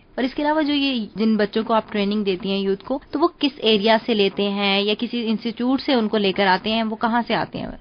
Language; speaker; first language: Urdu; native; Urdu